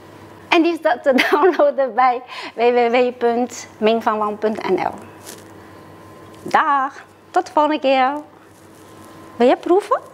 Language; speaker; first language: Dutch; non-native, fluent; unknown